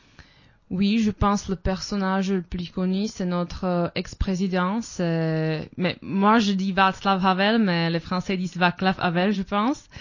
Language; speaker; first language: French; non-native, fluent; Czech